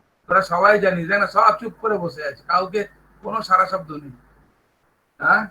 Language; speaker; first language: Bangla; native; Bangla